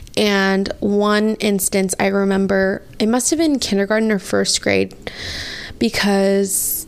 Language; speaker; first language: English; native; English